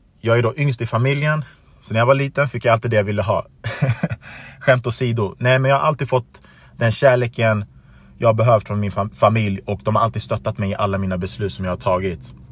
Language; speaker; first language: Swedish; early bilingual, other home language; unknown